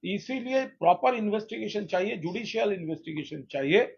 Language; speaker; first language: Hindi; non-native, local second language; Bangla